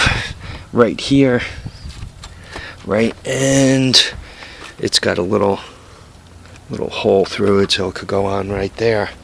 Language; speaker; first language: English; native; English